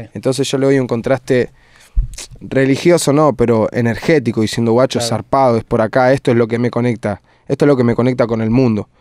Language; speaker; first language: Spanish; native; Spanish